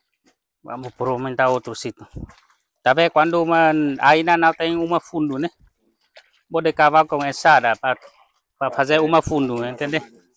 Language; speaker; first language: Portuguese; non-native, learner; Vietnamese